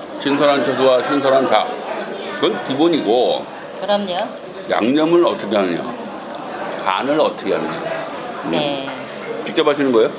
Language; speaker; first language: Korean; native; Korean